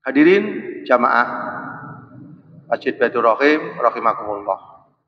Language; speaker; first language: Indonesian; non-native, local second language; Javanese